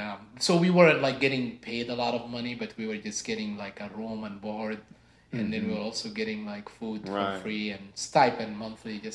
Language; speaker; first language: English; non-native, fluent; Arabic